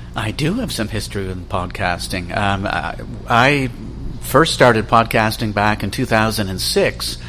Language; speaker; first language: English; native; English